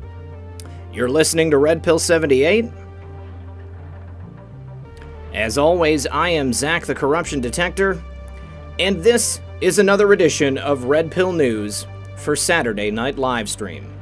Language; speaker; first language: English; native; English